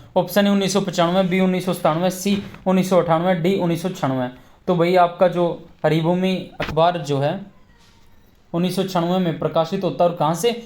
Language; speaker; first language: Hindi; native; Hindi